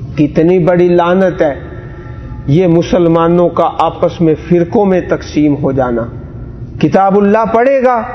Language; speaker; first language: Urdu; non-native, local second language; Punjabi